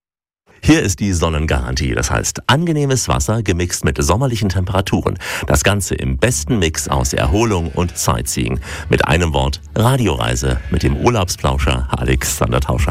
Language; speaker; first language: German; native; German